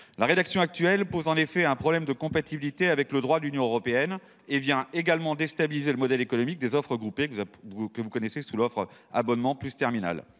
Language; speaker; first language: French; native; French